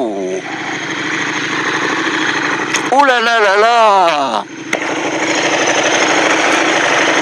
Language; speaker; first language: French; native; French